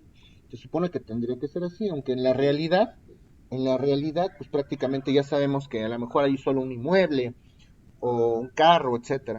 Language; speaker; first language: Spanish; native; Spanish